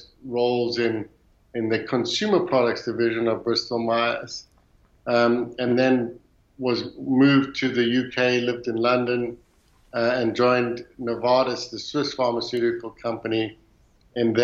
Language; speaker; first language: English; native; English